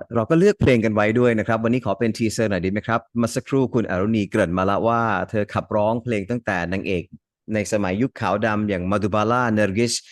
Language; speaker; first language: Thai; early bilingual, other home language; Hindi